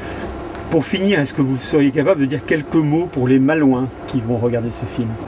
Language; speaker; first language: French; native; French